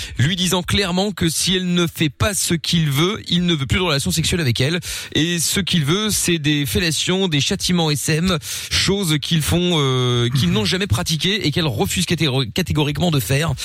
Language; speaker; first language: French; native; French